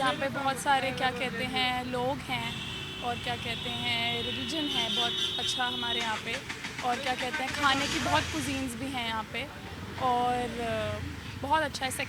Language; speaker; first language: Hindi; native; Hindi